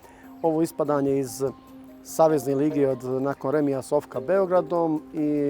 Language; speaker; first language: Bosnian; native; Bosnian